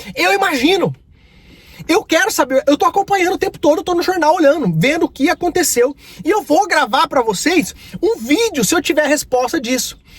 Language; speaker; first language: Portuguese; native; Portuguese